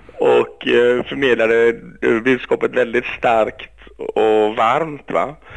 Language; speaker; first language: Swedish; early bilingual, other home language; Greek